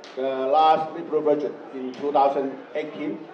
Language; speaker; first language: English; non-native, learner; Chinese